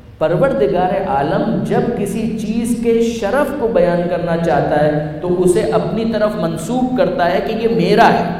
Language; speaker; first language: Urdu; non-native, local second language; Punjabi